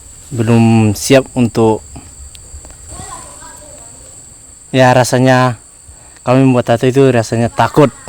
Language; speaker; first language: Indonesian; non-native, local second language; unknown